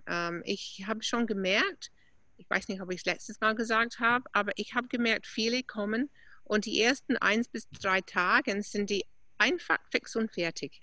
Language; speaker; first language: German; non-native, fluent; English